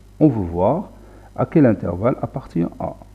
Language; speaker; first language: French; non-native, local second language; Arabic